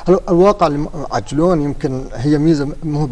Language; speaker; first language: Arabic; native; Arabic